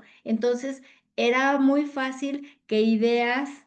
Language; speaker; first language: Spanish; native; Spanish